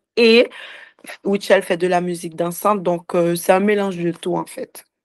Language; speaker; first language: French; native; French